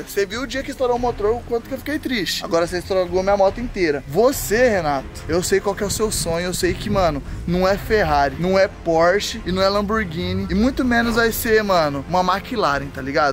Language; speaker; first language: Portuguese; native; Portuguese